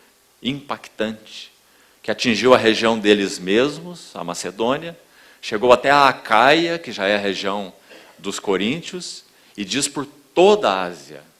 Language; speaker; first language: Portuguese; native; Portuguese